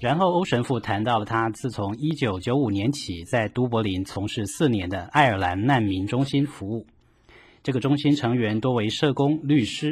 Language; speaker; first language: Chinese; native; Chinese